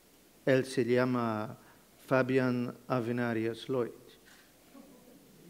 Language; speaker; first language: Spanish; non-native, fluent; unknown